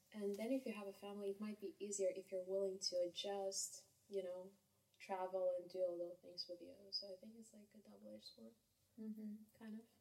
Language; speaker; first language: English; non-native, fluent; Kazakh